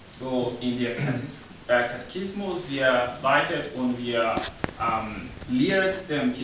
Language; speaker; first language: German; non-native, learner; English